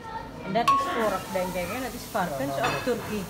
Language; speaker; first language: Dutch; non-native, learner; Indonesian